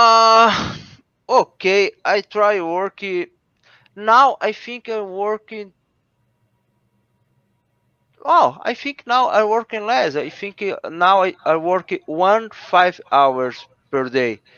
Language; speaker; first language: English; non-native, learner; Portuguese